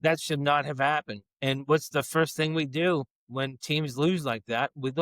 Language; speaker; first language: English; native; English